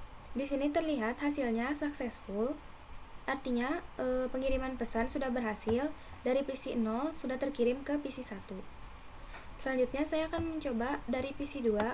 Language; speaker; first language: Indonesian; native; Indonesian